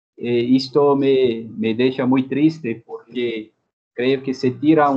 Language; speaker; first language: Spanish; non-native, fluent; Portuguese